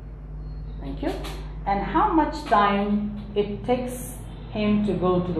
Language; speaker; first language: English; non-native, local second language; Nepali